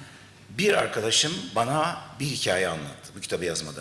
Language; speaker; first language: Turkish; native; Turkish